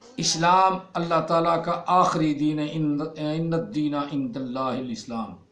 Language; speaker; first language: Urdu; native; Urdu